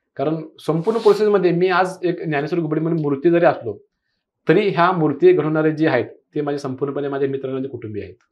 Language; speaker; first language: Marathi; non-native, local second language; Kannada